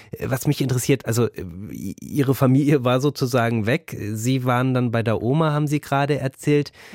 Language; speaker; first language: German; native; German